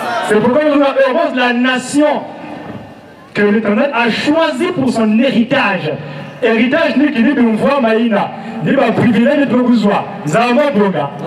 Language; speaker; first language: French; non-native, local second language; Lingala